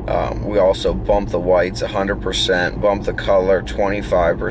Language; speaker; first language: English; native; English